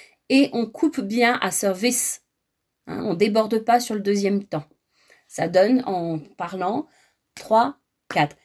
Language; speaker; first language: French; native; French